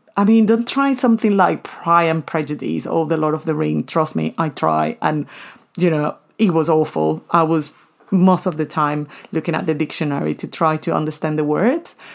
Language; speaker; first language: English; non-native, fluent; Spanish